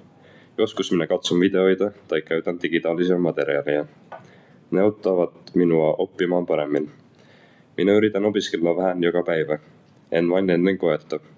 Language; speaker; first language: Finnish; non-native, learner; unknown